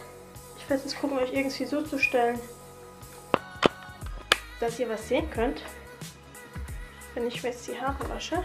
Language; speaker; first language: German; native; German